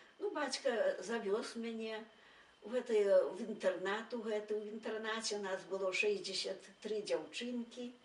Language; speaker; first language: Belarusian; native; Belarusian